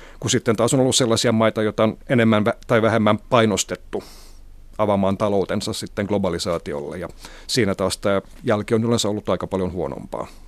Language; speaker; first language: Finnish; non-native, local second language; Swedish